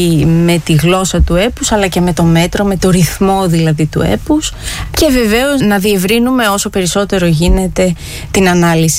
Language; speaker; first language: Greek; native; Greek